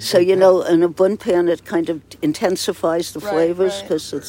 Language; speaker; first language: English; native; English